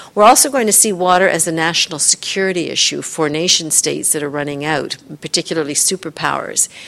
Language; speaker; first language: English; native; English